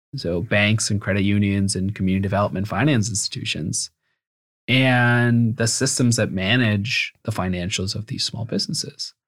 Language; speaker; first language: English; early bilingual, other home language; Spanish